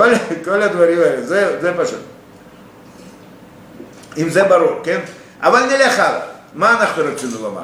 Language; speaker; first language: Hebrew; non-native, fluent; Russian